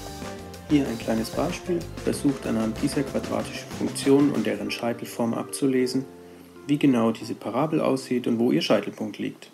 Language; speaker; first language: German; native; German